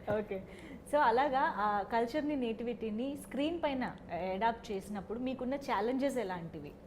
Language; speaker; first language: Telugu; native; Telugu